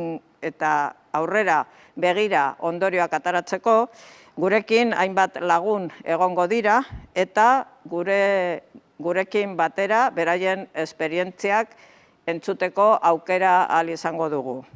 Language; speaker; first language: Basque; native; Basque